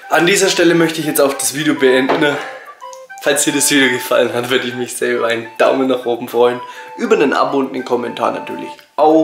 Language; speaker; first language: German; native; German